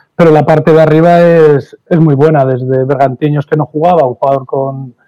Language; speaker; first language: Spanish; native; Spanish